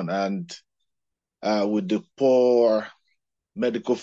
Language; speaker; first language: English; non-native, local second language; Igbo